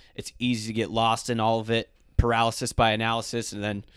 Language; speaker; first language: English; native; English